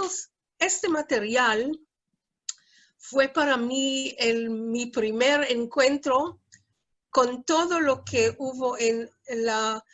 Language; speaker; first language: Spanish; non-native, fluent; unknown